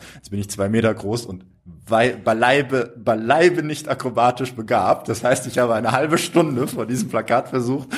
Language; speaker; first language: German; native; German